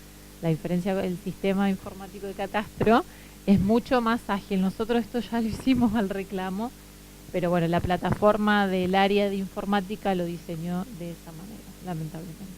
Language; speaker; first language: Spanish; native; Spanish